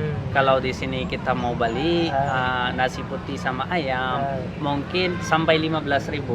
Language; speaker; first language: Indonesian; non-native, learner; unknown